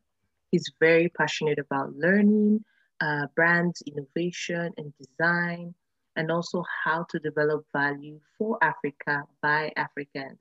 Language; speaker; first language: English; non-native, local second language; Yoruba